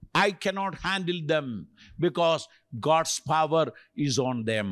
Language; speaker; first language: English; non-native, local second language; Telugu